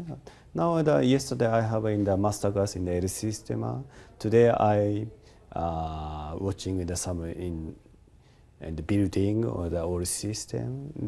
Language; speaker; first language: English; non-native, learner; Japanese